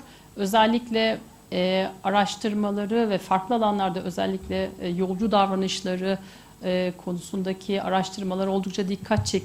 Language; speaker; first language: Turkish; native; Turkish